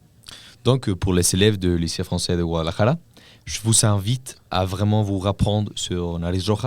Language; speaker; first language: French; non-native, fluent; Spanish